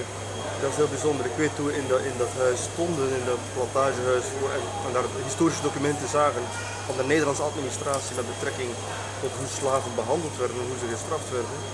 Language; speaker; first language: Dutch; non-native, fluent; French